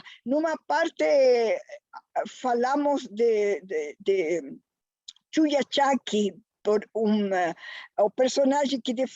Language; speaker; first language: Portuguese; non-native, fluent; Spanish